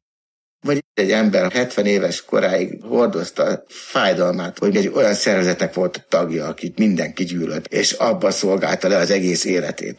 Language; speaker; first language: Hungarian; native; Hungarian